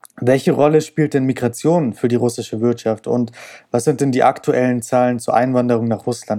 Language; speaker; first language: German; native; German